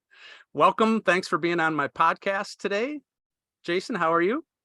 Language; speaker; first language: English; native; English